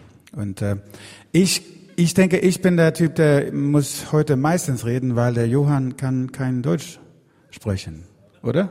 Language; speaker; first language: German; non-native, fluent; Swedish